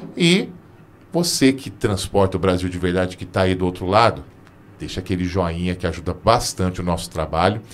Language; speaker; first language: Portuguese; native; Portuguese